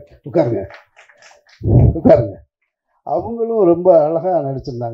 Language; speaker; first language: Tamil; native; Tamil